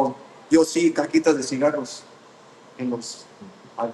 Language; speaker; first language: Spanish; early bilingual, heritage; Spanish